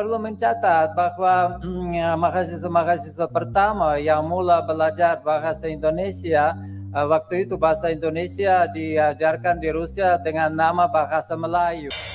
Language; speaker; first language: Indonesian; non-native, fluent; Russian